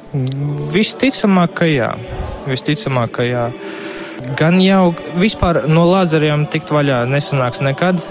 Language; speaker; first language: Latvian; non-native, local second language; Russian